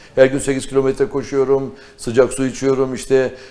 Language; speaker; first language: Turkish; native; Turkish